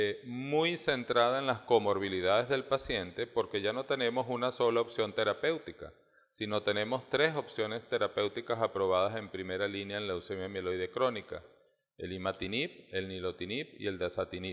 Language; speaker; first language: Spanish; native; Spanish